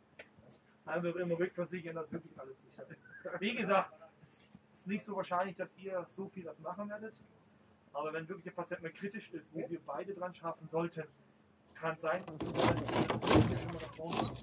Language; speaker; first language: German; non-native, local second language; Romansh